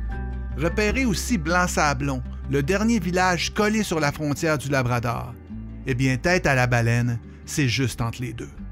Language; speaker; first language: French; native; French